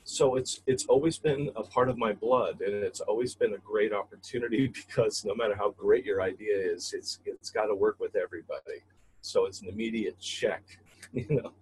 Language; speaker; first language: English; native; English